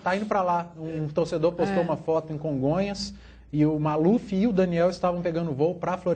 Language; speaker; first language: Portuguese; native; Portuguese